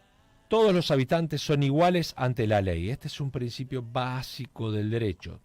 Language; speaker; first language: Spanish; native; Spanish